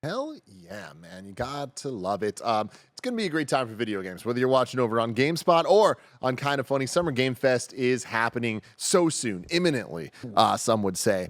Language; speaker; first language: English; native; English